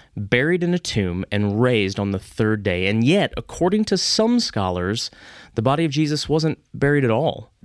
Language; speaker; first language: English; native; English